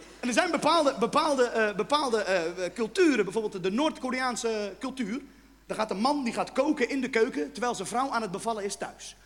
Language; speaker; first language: Dutch; non-native, fluent; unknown